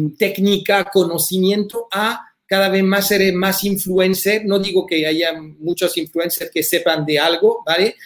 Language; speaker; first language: Spanish; early bilingual, heritage; French